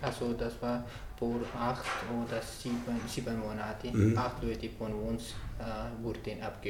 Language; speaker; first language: German; non-native, learner; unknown